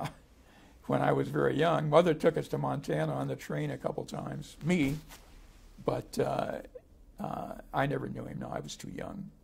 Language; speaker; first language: English; native; English